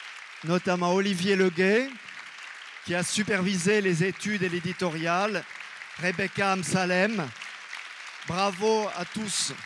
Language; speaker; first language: French; native; French